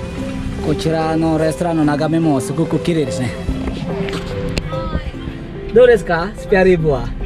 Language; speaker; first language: Japanese; non-native, fluent; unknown